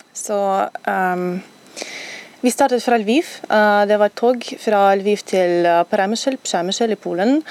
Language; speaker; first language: Norwegian; non-native, fluent; Ukrainian